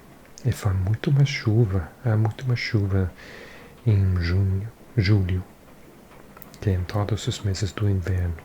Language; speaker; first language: Portuguese; non-native, learner; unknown